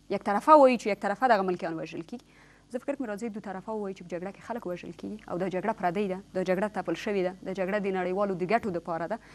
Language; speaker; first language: Pashto; non-native, local second language; Persian